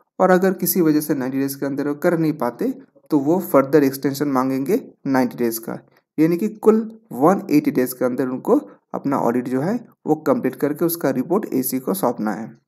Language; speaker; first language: Hindi; non-native, local second language; Bangla